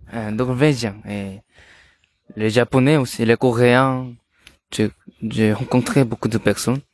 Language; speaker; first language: French; non-native, learner; Korean